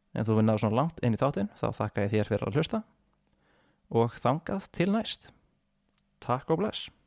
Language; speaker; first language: Icelandic; native; Icelandic